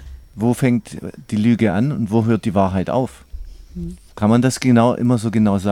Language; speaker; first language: German; native; German